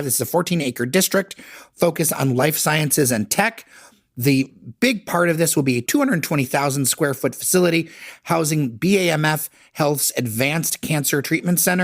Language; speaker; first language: English; native; English